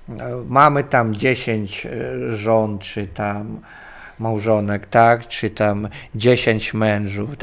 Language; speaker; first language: Polish; non-native, learner; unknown